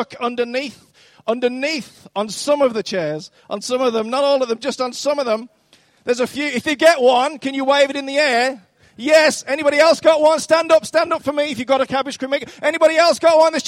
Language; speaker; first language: English; native; English